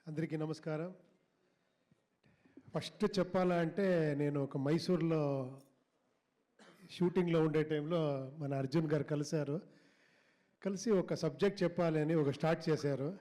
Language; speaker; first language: Telugu; non-native, local second language; Kannada